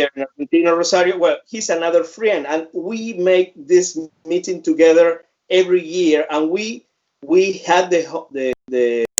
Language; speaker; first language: English; non-native, fluent; Spanish